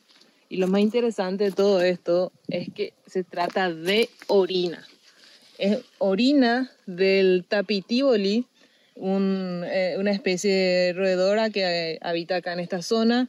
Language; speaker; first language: Spanish; native; Spanish